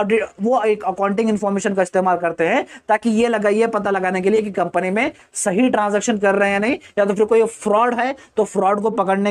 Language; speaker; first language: Hindi; native; Hindi